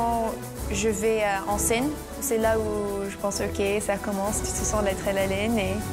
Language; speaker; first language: French; non-native, learner; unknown